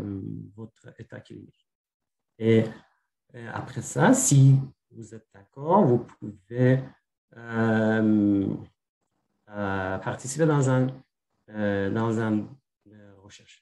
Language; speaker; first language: French; non-native, fluent; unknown